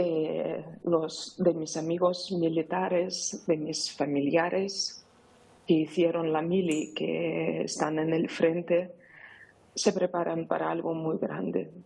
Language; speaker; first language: Spanish; non-native, fluent; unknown